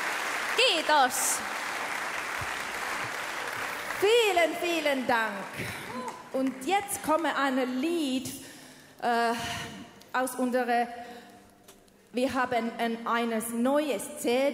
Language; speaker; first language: German; non-native, learner; Finnish